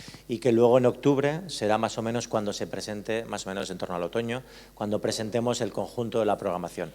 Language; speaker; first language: Spanish; native; Spanish